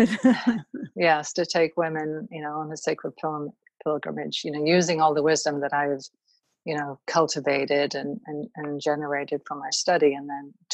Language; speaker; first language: English; native; English